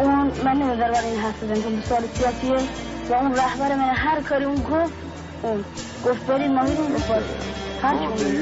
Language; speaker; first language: Persian; native; Persian